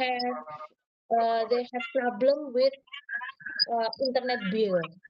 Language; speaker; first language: English; non-native, learner; Indonesian